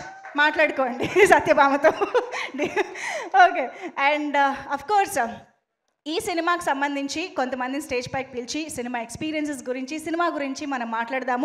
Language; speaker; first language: Telugu; native; Telugu